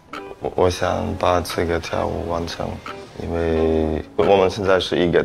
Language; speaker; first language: Chinese; non-native, learner; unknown